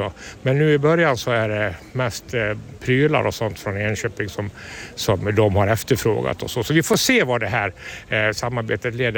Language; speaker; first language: Swedish; native; Swedish